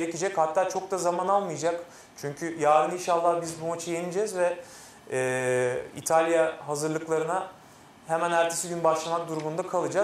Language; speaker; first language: Turkish; native; Turkish